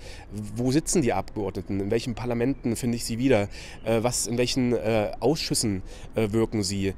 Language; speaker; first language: German; native; German